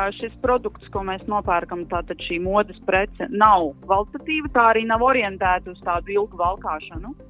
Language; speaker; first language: Latvian; native; Latvian